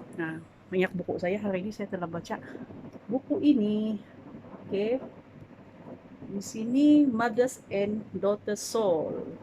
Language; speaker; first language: Malay; non-native, local second language; Central Dusun